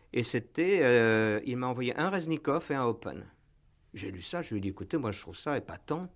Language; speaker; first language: French; native; French